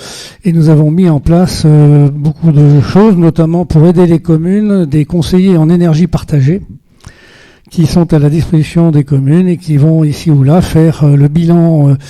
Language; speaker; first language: French; native; French